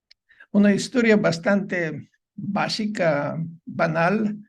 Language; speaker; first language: Spanish; non-native, fluent; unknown